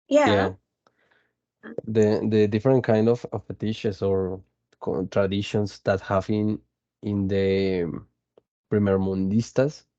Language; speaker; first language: English; non-native, fluent; Spanish